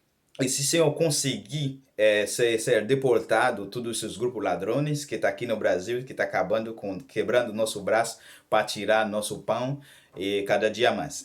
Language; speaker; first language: Portuguese; non-native, learner; Haitian Creole